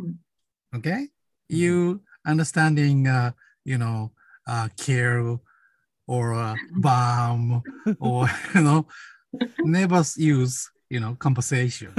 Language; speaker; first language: English; non-native, learner; Japanese